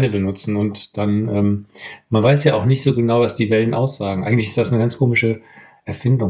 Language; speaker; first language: German; native; German